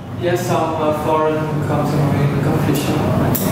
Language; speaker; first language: English; non-native, learner; Vietnamese